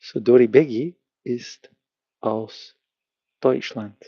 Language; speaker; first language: German; non-native, learner; English